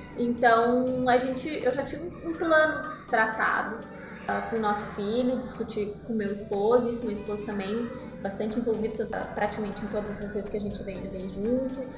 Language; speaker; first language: Portuguese; native; Portuguese